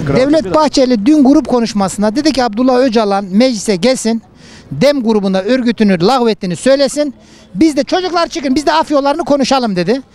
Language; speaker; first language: Turkish; native; Turkish